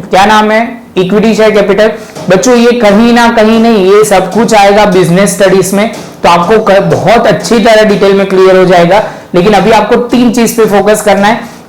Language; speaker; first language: Hindi; non-native, local second language; Gujarati